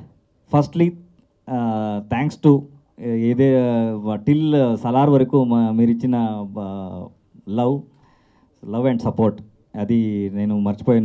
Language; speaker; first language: Telugu; non-native, learner; Kannada